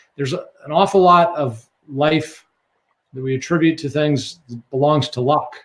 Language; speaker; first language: English; native; English